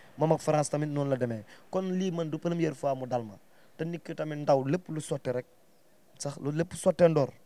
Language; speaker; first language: Wolof; native; Wolof